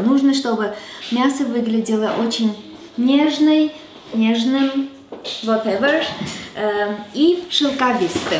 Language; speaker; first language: Russian; non-native, fluent; Armenian